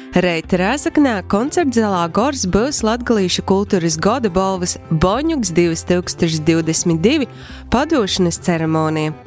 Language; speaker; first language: Latvian; native; Latvian